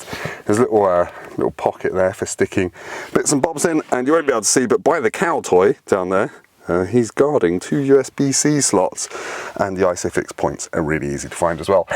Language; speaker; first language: English; native; English